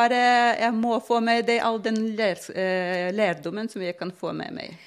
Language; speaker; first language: Norwegian; non-native, fluent; Latvian